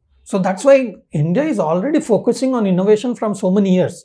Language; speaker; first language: English; non-native, local second language; Telugu